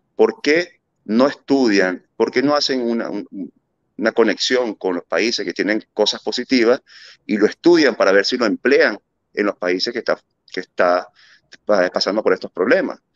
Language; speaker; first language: Spanish; early bilingual, other home language; German